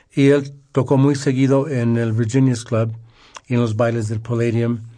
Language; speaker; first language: Spanish; early bilingual, heritage; Spanish